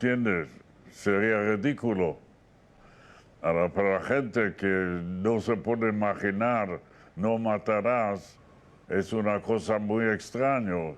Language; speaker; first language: Spanish; non-native, fluent; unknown